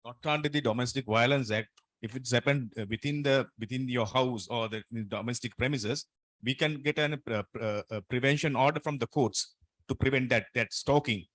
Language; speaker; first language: English; non-native, local second language; Sinhala